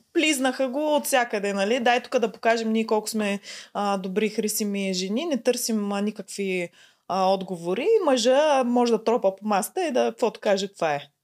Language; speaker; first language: Bulgarian; native; Bulgarian